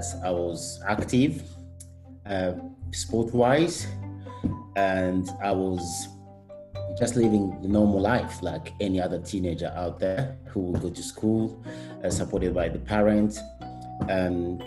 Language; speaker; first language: English; non-native, local second language; Kinyarwanda